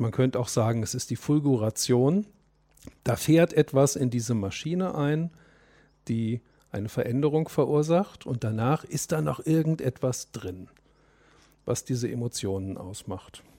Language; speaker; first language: German; native; German